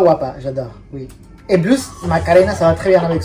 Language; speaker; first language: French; non-native, fluent; Spanish